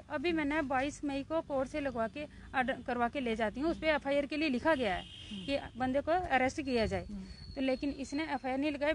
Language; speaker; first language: Hindi; native; Hindi